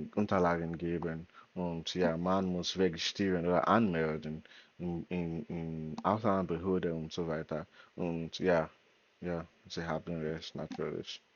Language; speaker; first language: German; non-native, learner; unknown